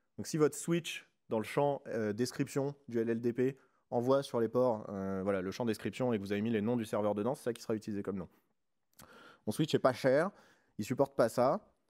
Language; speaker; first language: French; native; French